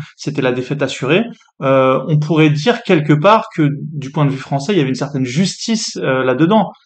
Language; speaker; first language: French; native; French